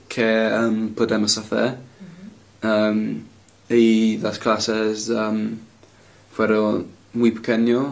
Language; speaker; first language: Spanish; non-native, learner; English